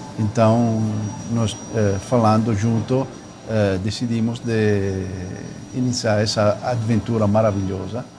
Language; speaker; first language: Portuguese; non-native, fluent; Italian